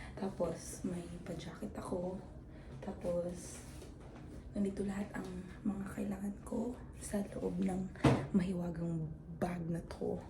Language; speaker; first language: Filipino; non-native, local second language; Cebuano